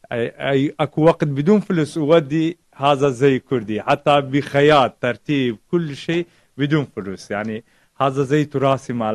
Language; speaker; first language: Arabic; non-native, local second language; Kurdish